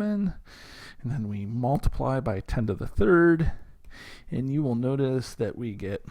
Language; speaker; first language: English; native; English